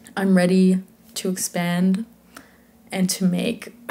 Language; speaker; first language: English; native; English